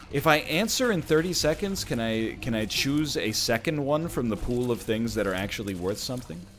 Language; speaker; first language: English; native; English